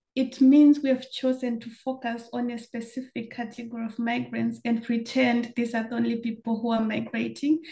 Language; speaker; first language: English; non-native, local second language; Shona